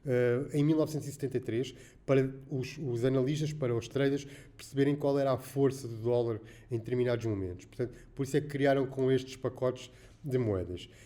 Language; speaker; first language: Portuguese; native; Portuguese